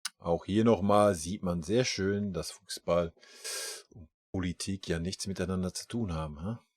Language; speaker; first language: German; native; German